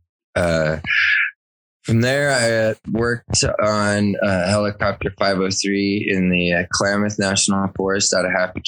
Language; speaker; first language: English; native; English